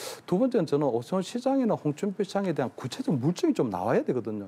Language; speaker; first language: Korean; native; Korean